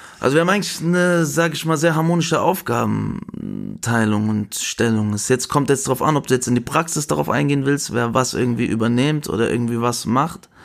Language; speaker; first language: German; early bilingual, other home language; Spanish